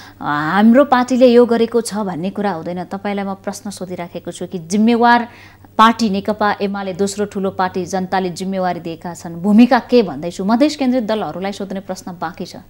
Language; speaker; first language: Nepali; native; Nepali